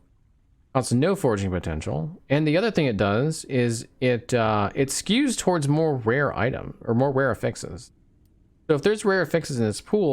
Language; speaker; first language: English; native; English